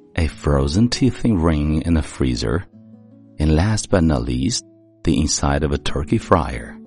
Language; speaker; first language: English; non-native, fluent; Chinese